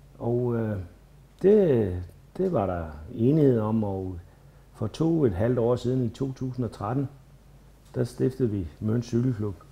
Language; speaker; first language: Danish; native; Danish